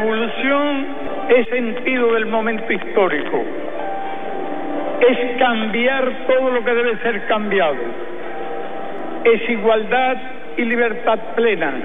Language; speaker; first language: Spanish; native; Spanish